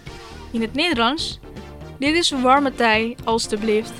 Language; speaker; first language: Dutch; non-native, learner; Indonesian